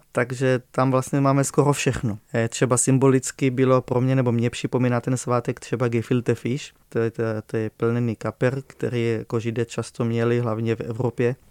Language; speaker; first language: Czech; non-native, fluent; Hebrew